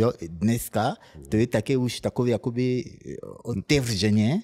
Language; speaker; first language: Czech; non-native, fluent; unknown